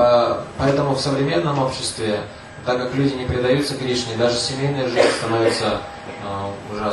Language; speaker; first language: Russian; native; Russian